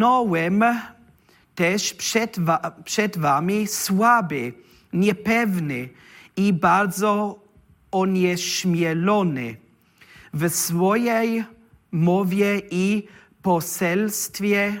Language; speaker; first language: Polish; non-native, learner; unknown